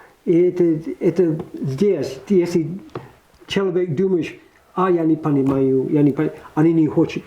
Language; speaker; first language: Russian; non-native, learner; English